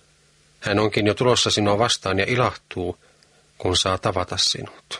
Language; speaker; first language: Finnish; native; Finnish